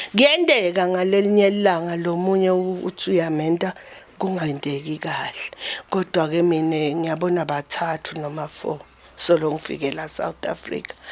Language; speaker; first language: Zulu; non-native, local second language; Swati